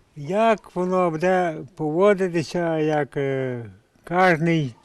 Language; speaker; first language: Ukrainian; native; Ukrainian